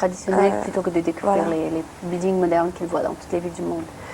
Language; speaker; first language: French; native; French